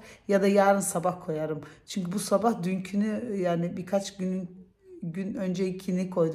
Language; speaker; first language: Turkish; early bilingual, heritage; Turkish